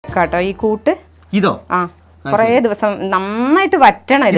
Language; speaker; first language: Malayalam; non-native, local second language; Kannada